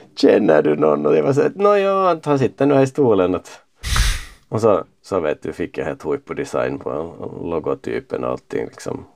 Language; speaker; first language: Swedish; native; Swedish